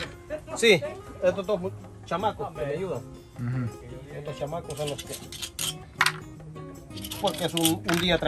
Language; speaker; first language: Spanish; native; Spanish